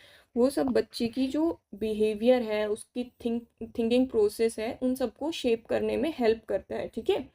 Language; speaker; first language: Hindi; native; Hindi